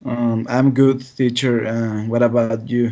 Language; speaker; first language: English; non-native, learner; Spanish